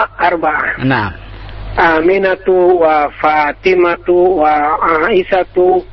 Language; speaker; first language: Arabic; non-native, learner; Indonesian